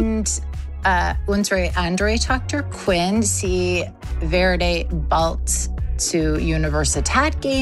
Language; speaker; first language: German; non-native, learner; English